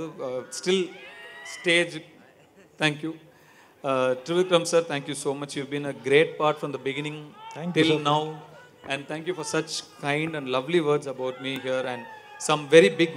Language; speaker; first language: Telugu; non-native, learner; Tamil